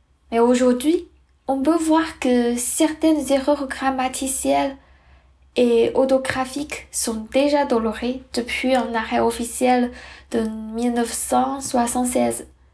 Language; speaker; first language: French; non-native, fluent; Chinese